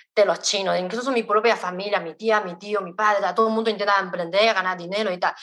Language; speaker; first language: Spanish; non-native, fluent; Chinese